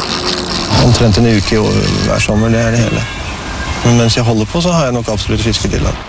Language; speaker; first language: Norwegian; native; Norwegian